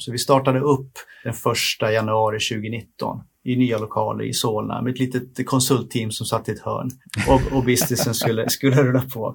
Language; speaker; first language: Swedish; native; Swedish